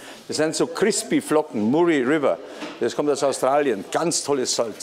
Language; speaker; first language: German; native; German